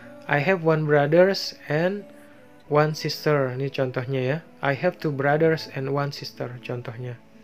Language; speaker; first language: English; non-native, fluent; Indonesian